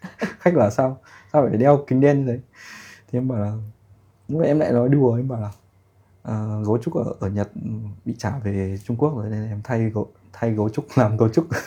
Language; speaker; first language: Vietnamese; native; Vietnamese